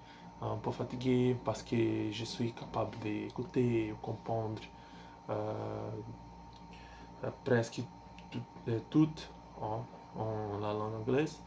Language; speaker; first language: French; non-native, learner; Portuguese